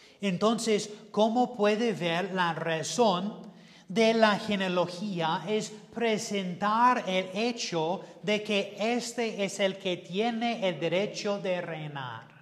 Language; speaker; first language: Spanish; non-native, fluent; English